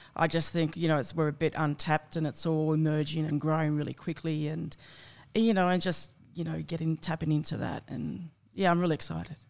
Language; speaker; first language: English; native; English